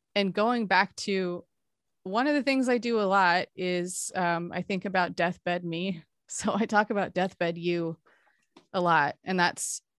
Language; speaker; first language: English; native; English